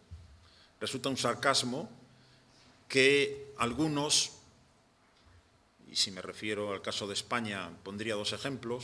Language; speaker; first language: Spanish; native; Spanish